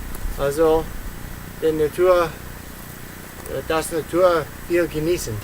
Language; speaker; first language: German; non-native, learner; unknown